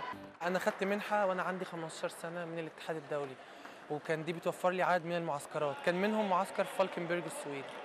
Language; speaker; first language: Arabic; native; Arabic